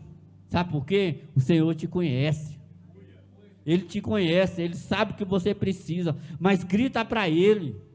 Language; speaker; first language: Portuguese; native; Portuguese